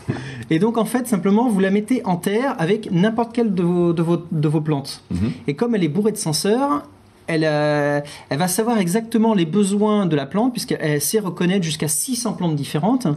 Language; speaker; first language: French; native; French